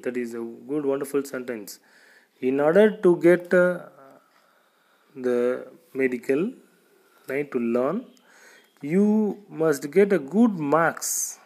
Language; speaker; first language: English; non-native, local second language; Tamil